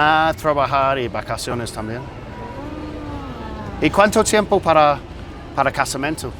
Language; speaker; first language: Spanish; non-native, learner; English